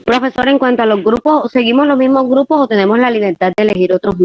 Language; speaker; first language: Spanish; native; Spanish